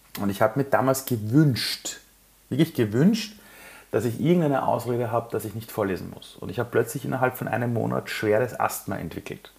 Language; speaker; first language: German; early bilingual, other home language; Persian